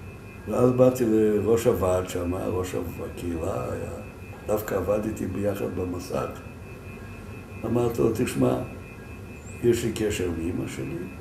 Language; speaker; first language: Hebrew; non-native, fluent; Yiddish